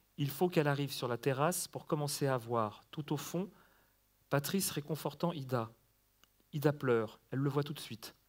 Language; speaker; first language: French; native; French